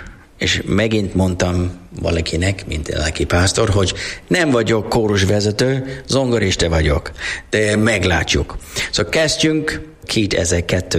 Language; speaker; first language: Hungarian; non-native, learner; English